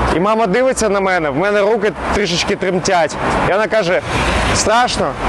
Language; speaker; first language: Ukrainian; non-native, local second language; Russian